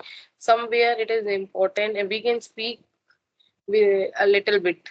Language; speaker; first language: English; non-native, learner; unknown